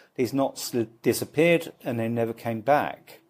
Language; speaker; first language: English; native; English